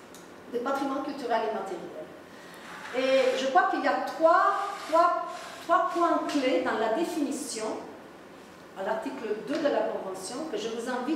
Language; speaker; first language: French; non-native, fluent; Italian